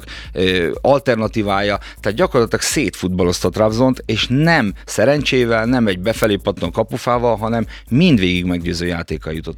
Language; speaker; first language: Hungarian; native; Hungarian